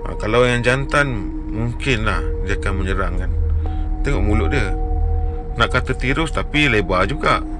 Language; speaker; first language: Malay; native; Malay